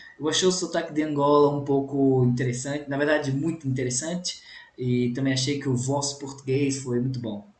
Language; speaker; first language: Portuguese; native; Portuguese